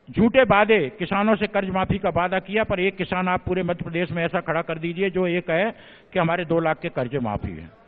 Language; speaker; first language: Hindi; native; Hindi